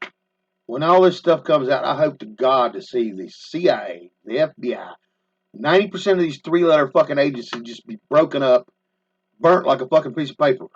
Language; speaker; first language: English; native; English